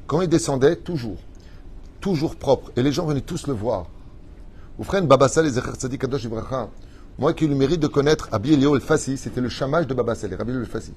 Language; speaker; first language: French; native; French